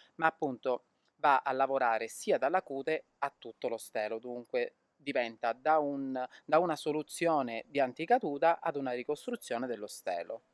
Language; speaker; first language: Italian; native; Italian